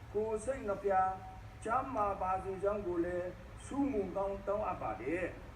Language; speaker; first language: Burmese; non-native, local second language; Shan